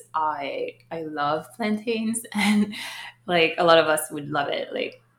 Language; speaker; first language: English; early bilingual, other home language; Haitian Creole